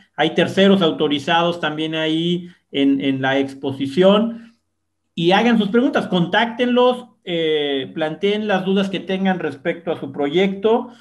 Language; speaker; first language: Spanish; native; Spanish